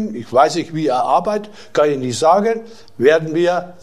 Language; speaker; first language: German; native; German